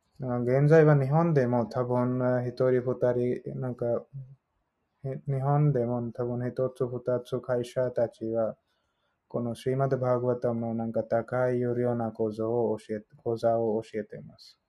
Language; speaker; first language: Japanese; non-native, learner; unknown